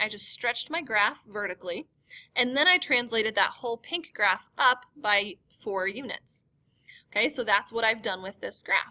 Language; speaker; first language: English; native; English